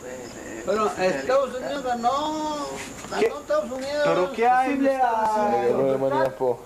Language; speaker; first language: Spanish; non-native, learner; Hebrew